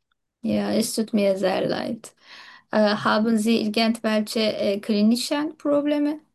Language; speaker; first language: German; non-native, learner; Turkish